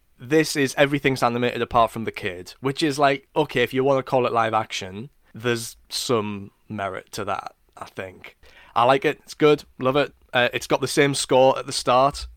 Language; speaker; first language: English; native; English